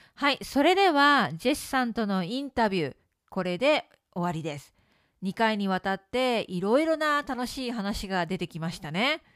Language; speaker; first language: Japanese; native; Japanese